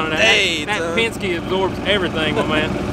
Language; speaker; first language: English; native; English